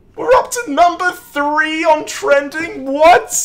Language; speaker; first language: English; native; English